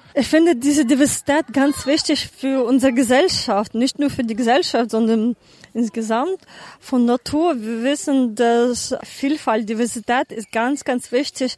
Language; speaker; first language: German; non-native, fluent; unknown